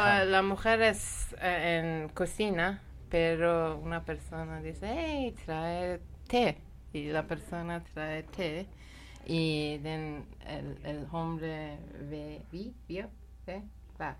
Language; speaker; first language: Spanish; non-native, learner; Persian